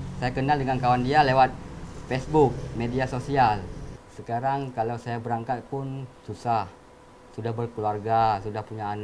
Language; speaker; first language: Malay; non-native, local second language; Achinese